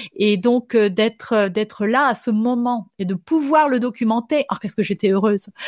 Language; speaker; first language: French; native; French